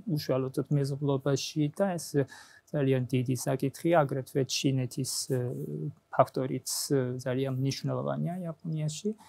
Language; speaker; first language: Georgian; non-native, fluent; Japanese